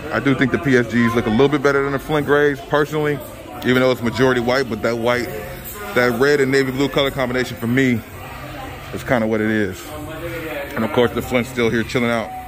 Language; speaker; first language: English; native; English